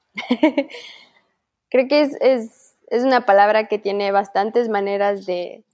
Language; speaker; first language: Spanish; non-native, local second language; Quechua